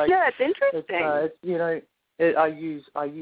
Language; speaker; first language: English; native; English